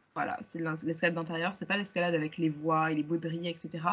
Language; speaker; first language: French; native; French